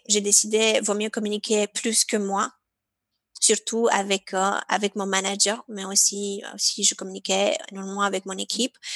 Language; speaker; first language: French; non-native, fluent; Romanian